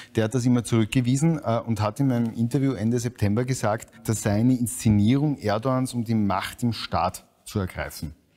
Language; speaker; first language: German; native; German